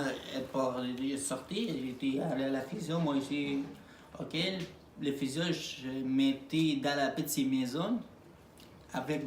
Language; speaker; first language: French; non-native, learner; Arabic